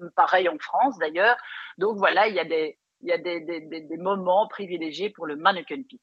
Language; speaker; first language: French; native; French